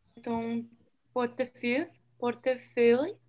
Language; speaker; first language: French; non-native, learner; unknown